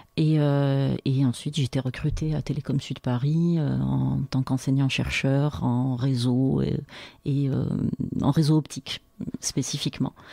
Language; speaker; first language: French; non-native, local second language; Arabic